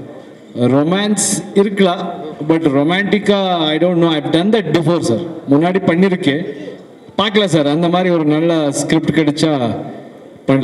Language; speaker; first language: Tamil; non-native, learner; Kannada